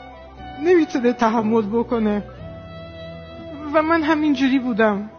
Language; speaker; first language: Persian; non-native, fluent; Portuguese